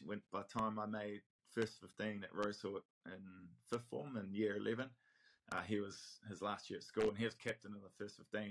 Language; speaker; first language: English; native; English